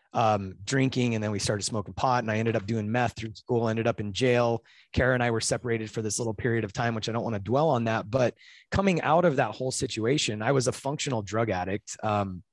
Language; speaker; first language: English; native; English